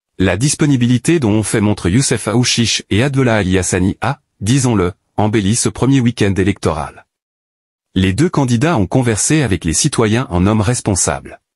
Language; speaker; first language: French; non-native, local second language; Arabic